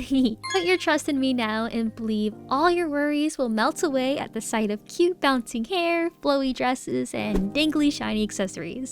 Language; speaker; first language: English; native; English